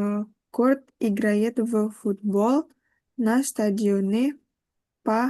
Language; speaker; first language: Russian; non-native, learner; Indonesian